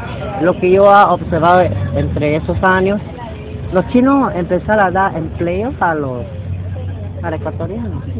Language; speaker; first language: Spanish; non-native, learner; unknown